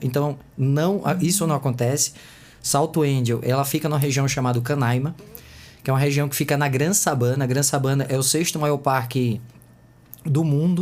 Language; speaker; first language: Portuguese; native; Portuguese